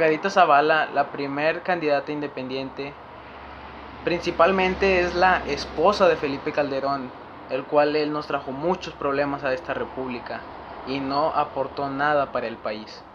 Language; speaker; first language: Spanish; native; Spanish